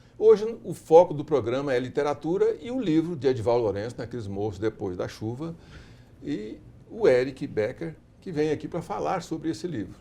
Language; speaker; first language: Portuguese; native; Portuguese